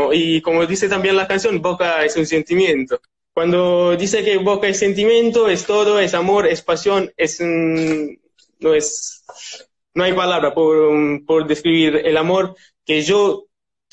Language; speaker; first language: Spanish; non-native, learner; Italian